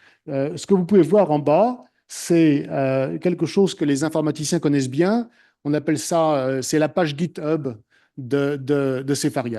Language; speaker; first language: French; native; French